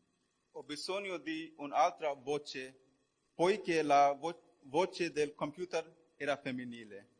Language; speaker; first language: Italian; non-native, fluent; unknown